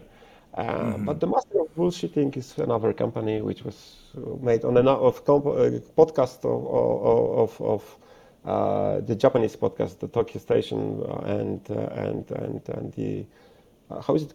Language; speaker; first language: English; non-native, fluent; Polish